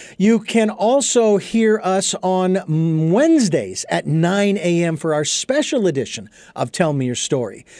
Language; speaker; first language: English; native; English